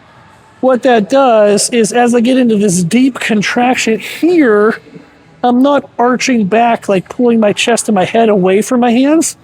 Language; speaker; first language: English; native; English